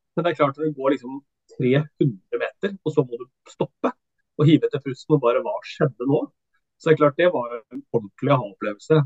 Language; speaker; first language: Norwegian; early bilingual, other home language; Swedish